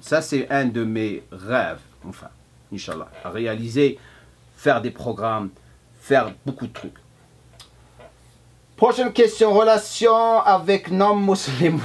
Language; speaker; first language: French; non-native, fluent; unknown